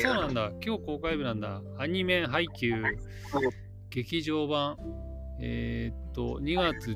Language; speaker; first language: Japanese; native; Japanese